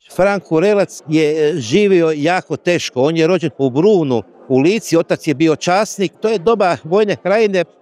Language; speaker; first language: Croatian; native; Croatian